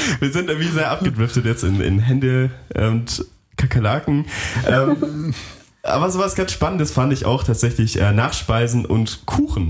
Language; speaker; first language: German; native; German